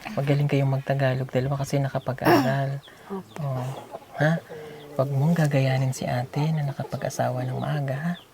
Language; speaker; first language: Filipino; native; Filipino